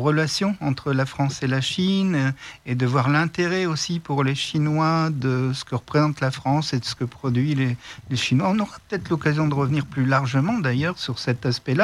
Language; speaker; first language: French; non-native, fluent; Chinese